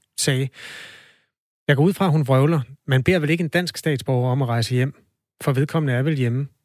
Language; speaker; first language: Danish; native; Danish